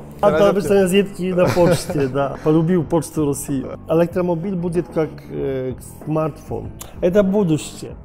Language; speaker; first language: Russian; non-native, learner; Polish